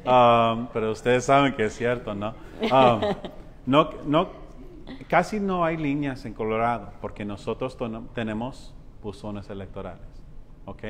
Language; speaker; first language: Spanish; early bilingual, heritage; Spanish